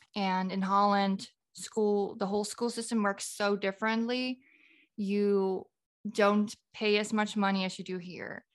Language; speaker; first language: English; non-native, fluent; Dutch